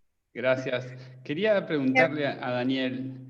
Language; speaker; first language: Spanish; native; Spanish